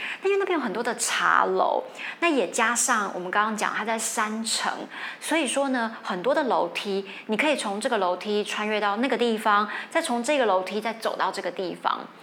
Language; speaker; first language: Chinese; native; Chinese